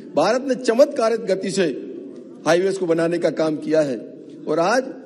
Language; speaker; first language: Hindi; native; Hindi